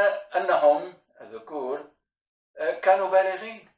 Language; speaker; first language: Arabic; native; Arabic